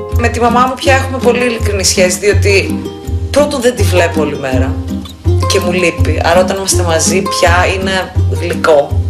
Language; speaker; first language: Greek; early bilingual, heritage; Greek